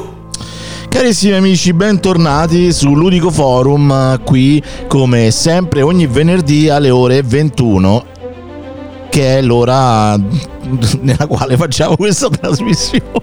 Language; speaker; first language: Italian; native; Italian